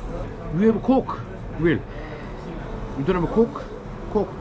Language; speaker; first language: English; non-native, learner; Korean